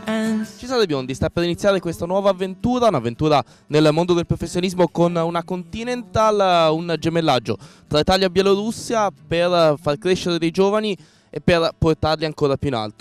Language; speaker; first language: Italian; native; Italian